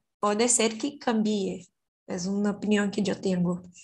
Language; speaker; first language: Spanish; non-native, learner; Portuguese